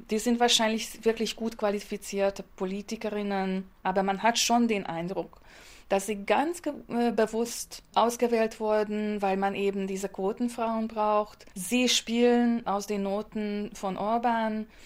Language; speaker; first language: German; non-native, fluent; Hungarian